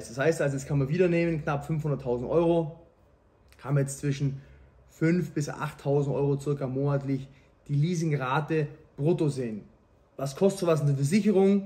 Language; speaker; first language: German; native; German